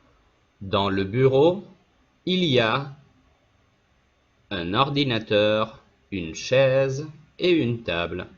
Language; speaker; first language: French; non-native, fluent; Spanish